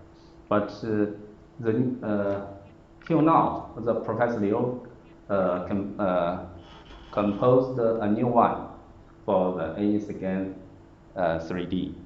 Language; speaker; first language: English; non-native, learner; Chinese